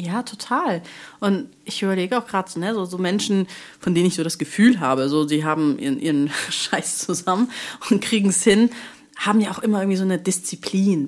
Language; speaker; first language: German; native; German